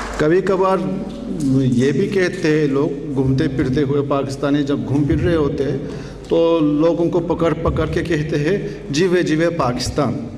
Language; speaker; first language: Urdu; non-native, fluent; Turkish